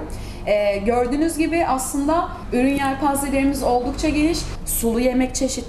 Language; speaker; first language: Turkish; native; Turkish